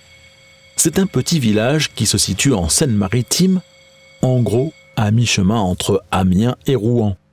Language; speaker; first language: French; native; French